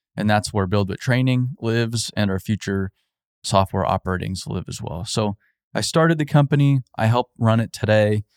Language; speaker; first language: English; native; English